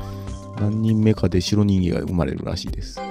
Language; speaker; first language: Japanese; native; Japanese